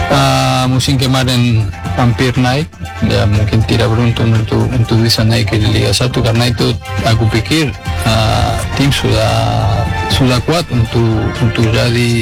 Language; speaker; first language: Indonesian; non-native, fluent; Spanish